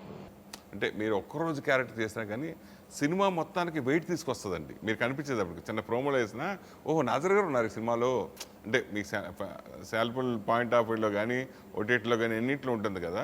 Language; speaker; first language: Telugu; native; Telugu